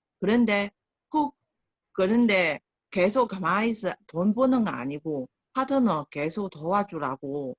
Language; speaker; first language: Korean; non-native, learner; Chinese